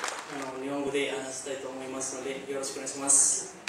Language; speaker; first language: Japanese; non-native, learner; Indonesian